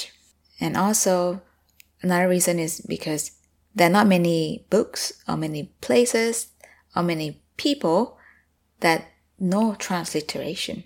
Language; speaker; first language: English; non-native, fluent; Thai